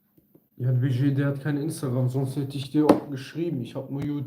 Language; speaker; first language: German; early bilingual, other home language; Kurdish